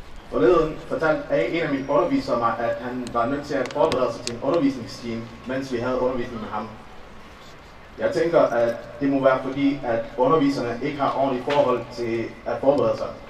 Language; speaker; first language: Danish; non-native, fluent; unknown